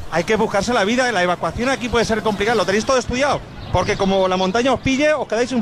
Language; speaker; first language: Spanish; native; Spanish